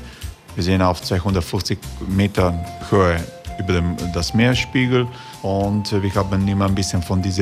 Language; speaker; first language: German; non-native, fluent; Croatian